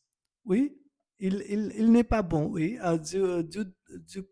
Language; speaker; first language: French; non-native, learner; Nepali